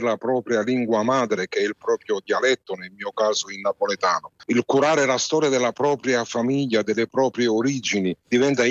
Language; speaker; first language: Italian; non-native, local second language; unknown